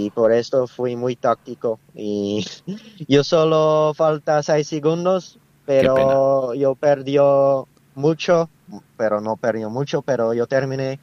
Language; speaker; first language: Spanish; non-native, learner; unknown